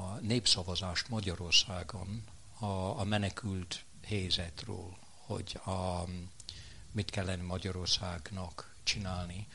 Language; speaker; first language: Hungarian; non-native, fluent; English